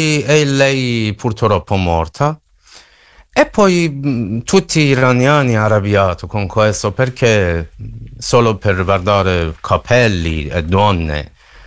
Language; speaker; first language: Italian; non-native, learner; Persian